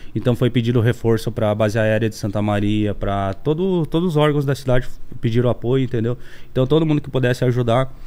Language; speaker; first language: Portuguese; native; Portuguese